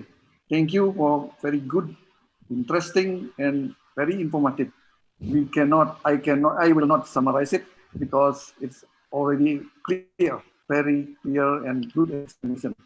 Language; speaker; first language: English; non-native, learner; Indonesian